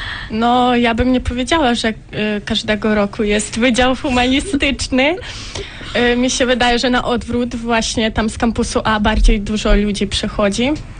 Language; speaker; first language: Polish; non-native, fluent; Ukrainian